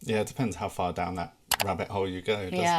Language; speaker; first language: English; native; English